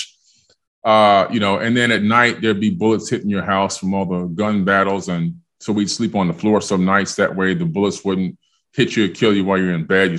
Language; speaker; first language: English; native; English